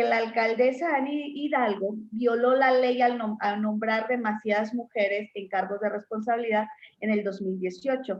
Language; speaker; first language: Spanish; native; Spanish